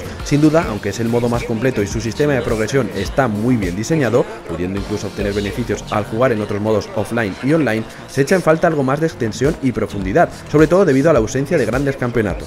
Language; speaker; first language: Spanish; native; Spanish